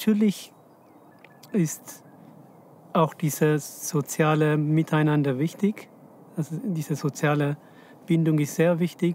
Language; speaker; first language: German; non-native, fluent; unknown